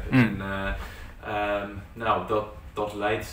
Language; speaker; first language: Dutch; non-native, fluent; English